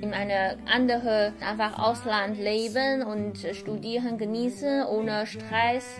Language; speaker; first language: German; non-native, learner; Chinese